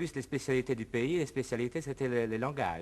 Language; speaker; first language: French; native; French